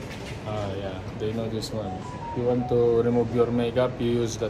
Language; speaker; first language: English; non-native, local second language; Filipino